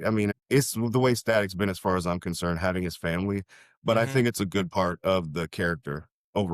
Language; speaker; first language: English; native; English